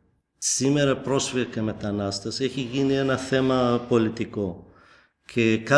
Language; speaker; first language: Greek; non-native, fluent; Kurdish